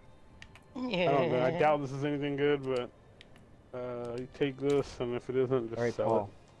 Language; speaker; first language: English; native; English